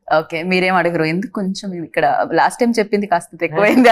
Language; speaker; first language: Telugu; native; Telugu